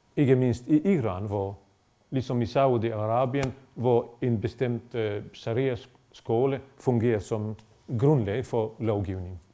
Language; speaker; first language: Danish; non-native, fluent; Bosnian